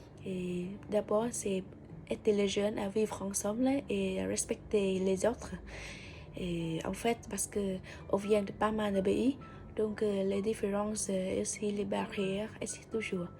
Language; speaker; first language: French; non-native, fluent; Vietnamese